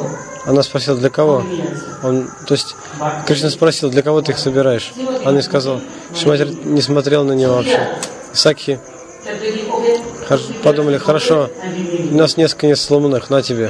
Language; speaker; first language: Russian; non-native, fluent; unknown